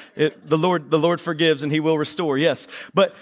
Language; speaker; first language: English; native; English